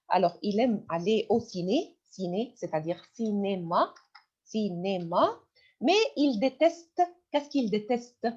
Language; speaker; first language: French; non-native, fluent; Arabic